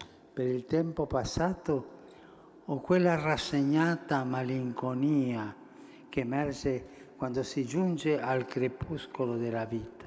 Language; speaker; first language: Italian; early bilingual, heritage; Spanish